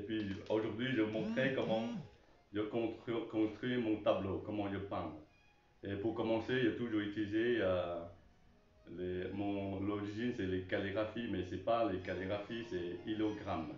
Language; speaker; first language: French; non-native, learner; Chinese